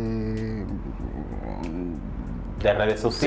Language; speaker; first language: Spanish; native; Spanish